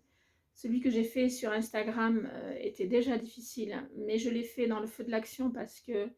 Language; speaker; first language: French; native; French